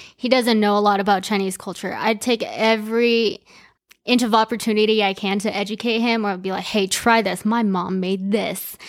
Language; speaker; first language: English; early bilingual, other home language; Chinese